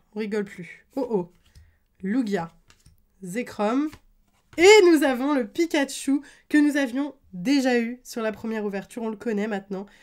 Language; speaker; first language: French; native; French